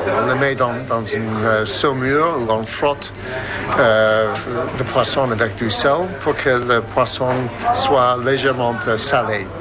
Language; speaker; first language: French; non-native, fluent; English